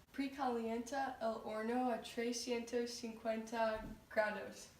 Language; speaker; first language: Spanish; non-native, learner; English